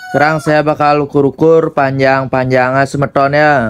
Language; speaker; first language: Indonesian; non-native, local second language; Balinese